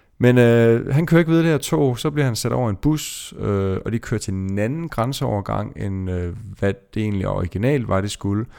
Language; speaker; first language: Danish; native; Danish